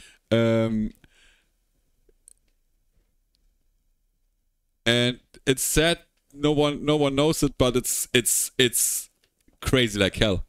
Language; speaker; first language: English; non-native, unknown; German